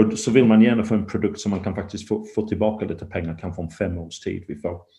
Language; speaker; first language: Swedish; non-native, fluent; English